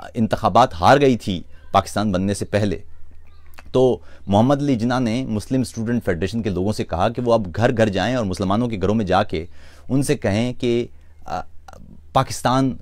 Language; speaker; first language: Urdu; non-native, local second language; Punjabi